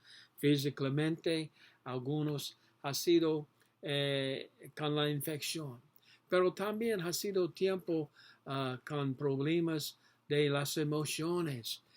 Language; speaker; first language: Spanish; non-native, learner; English